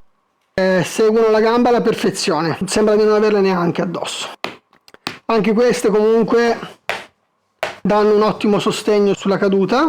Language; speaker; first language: Italian; native; Italian